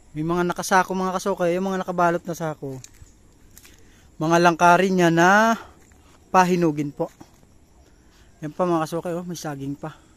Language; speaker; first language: Filipino; non-native, local second language; Bikol